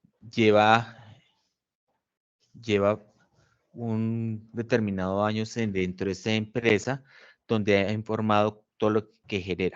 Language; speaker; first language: Spanish; native; Spanish